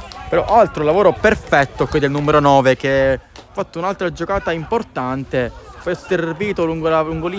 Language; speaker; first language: Italian; native; Italian